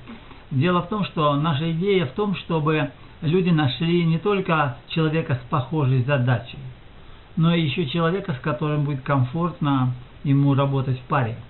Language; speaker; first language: Russian; native; Russian